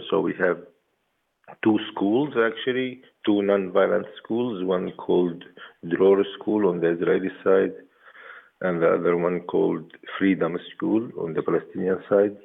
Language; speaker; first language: English; non-native, fluent; Arabic